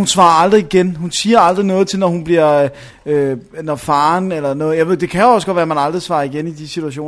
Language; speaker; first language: Danish; native; Danish